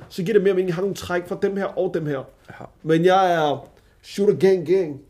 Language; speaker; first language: Danish; early bilingual, other home language; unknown